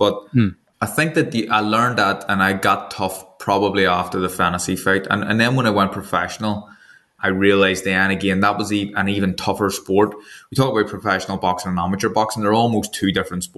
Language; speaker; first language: English; native; English